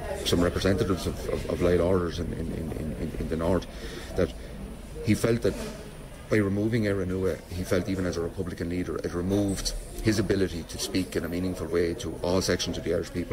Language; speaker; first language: English; native; English